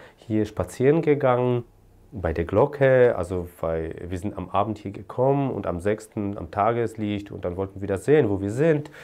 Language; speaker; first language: German; non-native, fluent; Polish